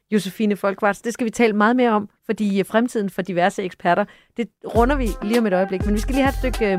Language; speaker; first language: Danish; native; Danish